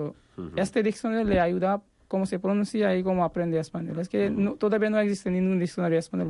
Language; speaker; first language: Spanish; non-native, learner; Bangla